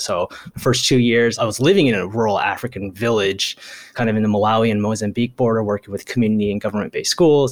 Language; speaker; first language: English; early bilingual, other home language; Japanese